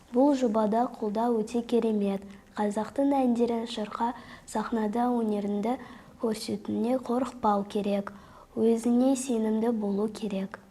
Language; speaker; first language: Kazakh; non-native, local second language; Russian